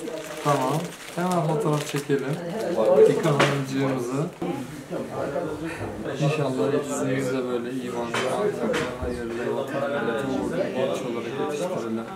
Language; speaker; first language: Turkish; native; Turkish